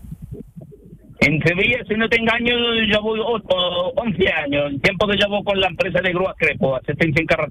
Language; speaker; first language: Spanish; non-native, fluent; Arabic